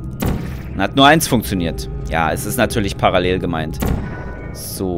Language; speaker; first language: German; native; German